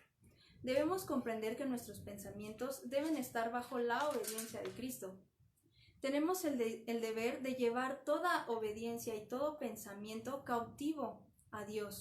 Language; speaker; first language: Spanish; native; Spanish